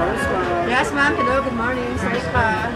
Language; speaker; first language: Filipino; native; Filipino